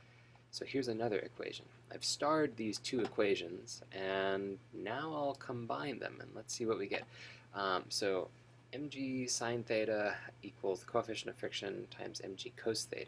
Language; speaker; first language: English; native; English